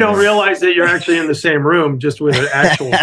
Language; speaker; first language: English; native; English